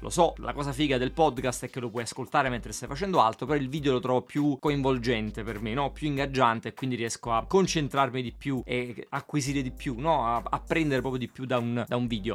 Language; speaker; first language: Italian; native; Italian